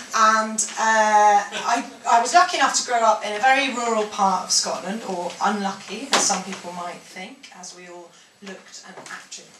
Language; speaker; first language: English; native; English